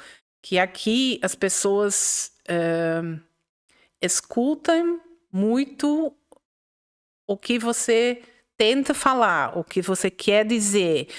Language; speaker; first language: Portuguese; non-native, fluent; Dutch